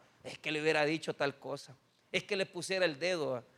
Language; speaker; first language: Spanish; native; Spanish